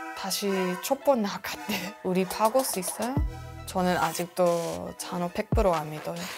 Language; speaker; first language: Korean; non-native, learner; English